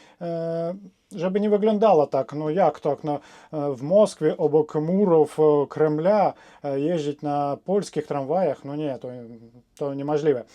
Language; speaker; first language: Polish; non-native, fluent; Russian